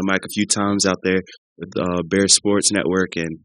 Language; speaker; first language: English; native; English